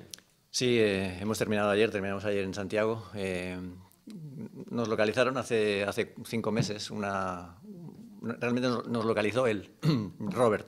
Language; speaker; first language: Spanish; native; Spanish